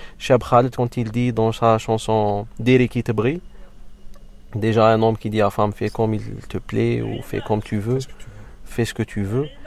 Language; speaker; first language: French; non-native, local second language; Arabic